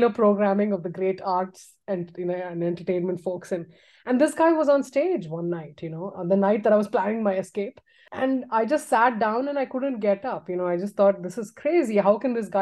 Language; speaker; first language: English; non-native, local second language; Tamil